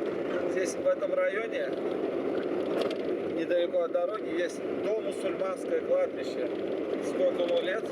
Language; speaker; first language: Russian; native; Russian